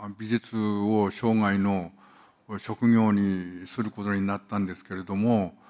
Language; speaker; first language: Japanese; non-native, fluent; Korean